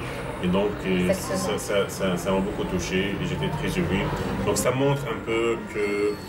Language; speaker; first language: French; non-native, fluent; Arabic